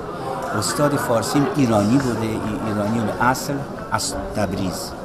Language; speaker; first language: Persian; non-native, fluent; Russian